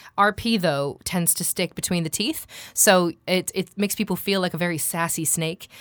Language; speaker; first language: English; native; English